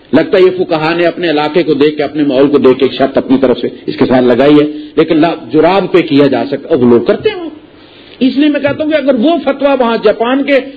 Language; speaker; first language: Urdu; non-native, local second language; Punjabi